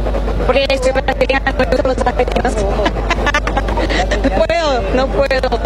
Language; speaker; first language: Spanish; non-native, learner; Portuguese